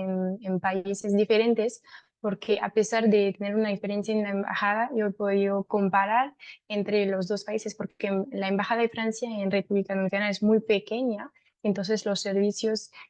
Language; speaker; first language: Spanish; non-native, fluent; French